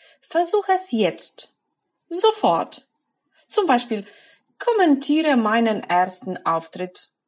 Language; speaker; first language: German; non-native, fluent; Polish